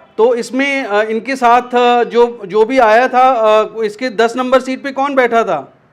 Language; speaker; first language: Hindi; native; Hindi